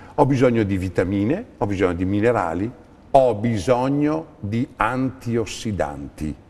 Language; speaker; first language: Italian; native; Italian